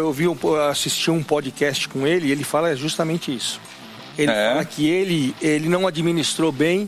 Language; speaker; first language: Portuguese; native; Portuguese